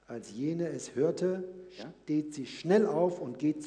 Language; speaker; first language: German; native; German